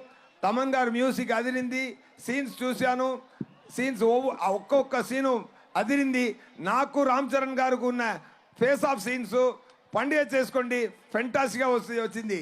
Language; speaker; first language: Telugu; non-native, local second language; Tamil